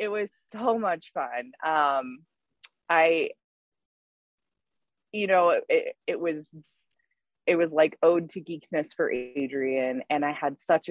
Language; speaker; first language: English; native; English